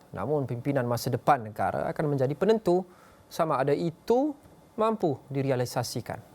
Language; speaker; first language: Malay; native; Malay